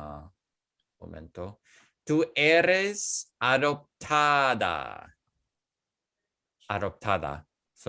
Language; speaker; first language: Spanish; non-native, fluent; English